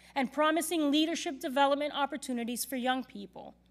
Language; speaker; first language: English; non-native, local second language; Spanish